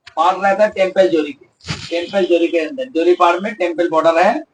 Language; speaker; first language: Hindi; non-native, local second language; Bangla